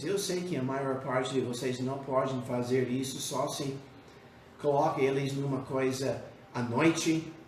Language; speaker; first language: Portuguese; non-native, fluent; English